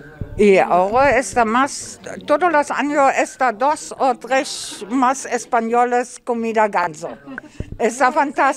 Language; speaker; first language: Spanish; non-native, learner; German